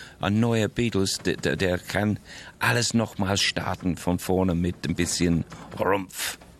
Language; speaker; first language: German; non-native, fluent; English